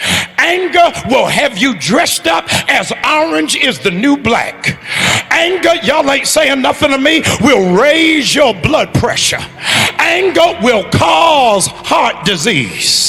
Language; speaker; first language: English; native; English